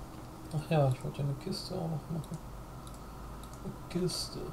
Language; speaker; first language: German; native; German